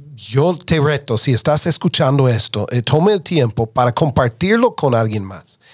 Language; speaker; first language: Spanish; non-native, fluent; English